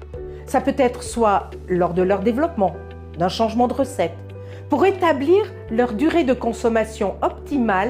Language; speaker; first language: French; native; French